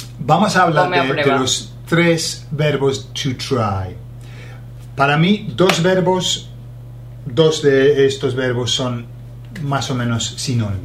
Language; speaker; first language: Spanish; non-native, fluent; English